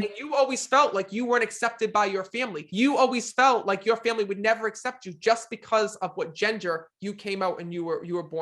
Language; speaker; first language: English; native; English